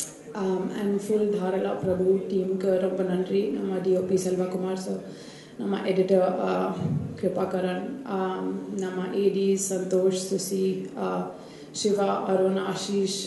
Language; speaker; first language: Tamil; non-native, learner; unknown